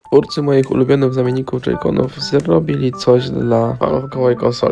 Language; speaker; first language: Polish; native; Polish